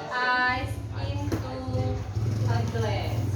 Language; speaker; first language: English; non-native, learner; Indonesian